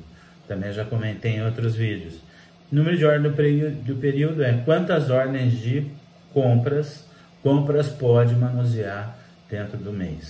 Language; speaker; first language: Portuguese; native; Portuguese